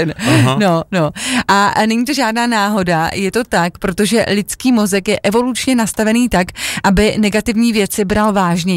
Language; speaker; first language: Czech; native; Czech